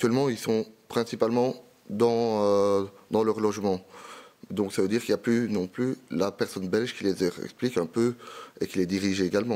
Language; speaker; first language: French; native; French